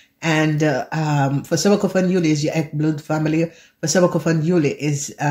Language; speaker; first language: Dutch; non-native, learner; English